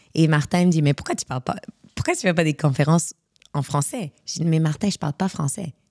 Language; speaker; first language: French; native; French